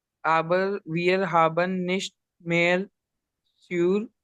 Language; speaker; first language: German; non-native, learner; Hindi